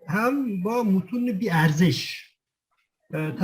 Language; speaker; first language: Persian; non-native, fluent; Kurdish